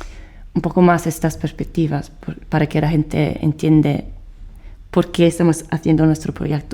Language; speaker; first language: Spanish; non-native, fluent; Italian